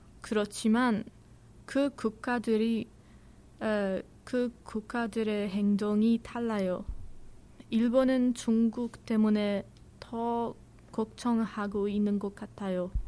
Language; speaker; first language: Korean; non-native, learner; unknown